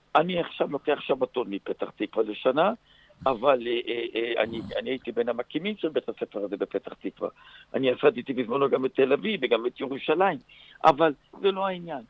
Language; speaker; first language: Hebrew; native; Hebrew